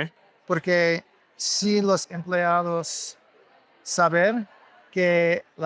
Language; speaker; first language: Spanish; non-native, learner; English